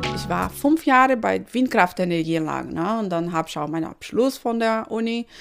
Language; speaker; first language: German; non-native, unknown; Portuguese